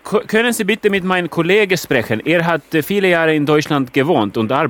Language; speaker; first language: German; non-native, learner; Swedish